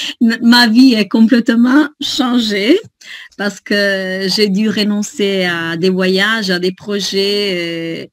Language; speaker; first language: French; non-native, fluent; Italian